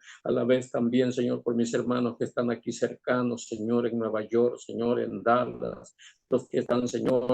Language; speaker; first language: Spanish; native; Spanish